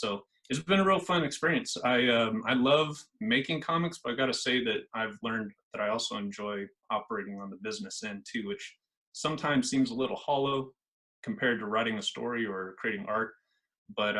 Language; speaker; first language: English; native; English